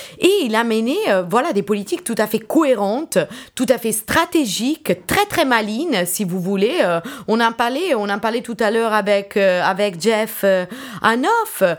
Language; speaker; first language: French; non-native, fluent; Italian